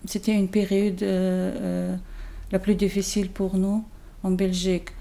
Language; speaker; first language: French; non-native, learner; Chechen